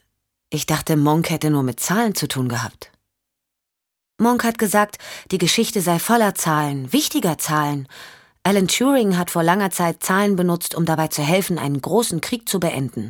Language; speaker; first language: German; native; German